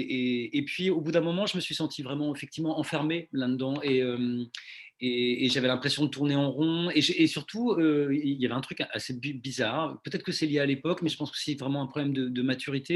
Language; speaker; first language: French; native; French